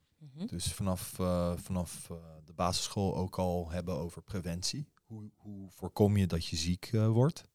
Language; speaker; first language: Dutch; early bilingual, other home language; Persian